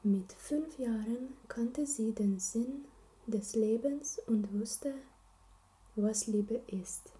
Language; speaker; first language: German; non-native, learner; Slovenian